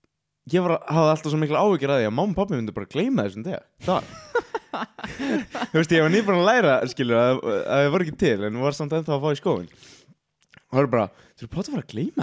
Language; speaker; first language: Icelandic; native; Icelandic